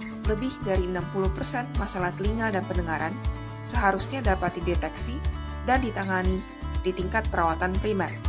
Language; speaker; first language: Indonesian; native; Indonesian